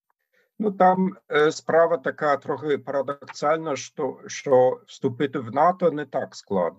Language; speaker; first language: Ukrainian; non-native, fluent; German